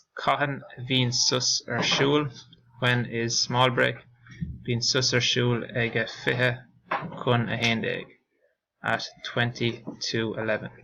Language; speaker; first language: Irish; non-native, local second language; English